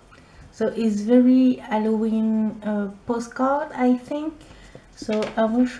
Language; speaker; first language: English; non-native, learner; French